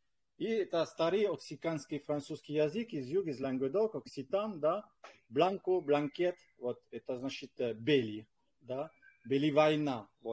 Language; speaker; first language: Russian; non-native, fluent; French